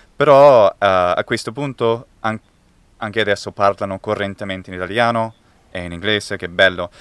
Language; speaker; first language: Italian; non-native, fluent; English